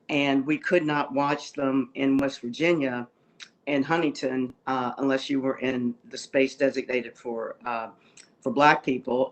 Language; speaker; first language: English; native; English